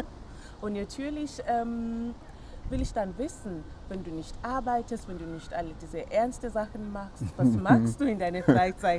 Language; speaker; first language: German; non-native, fluent; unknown